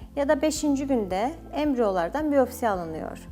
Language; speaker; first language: Turkish; native; Turkish